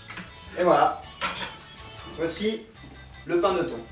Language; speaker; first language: French; non-native, learner; Spanish